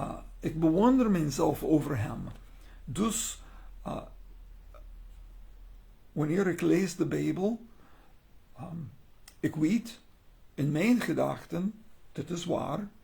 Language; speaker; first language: Dutch; non-native, learner; English